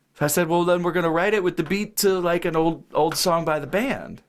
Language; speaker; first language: English; native; English